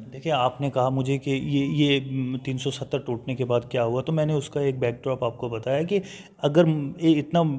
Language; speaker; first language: Hindi; non-native, local second language; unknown